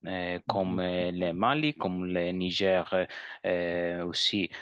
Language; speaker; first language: French; non-native, learner; Spanish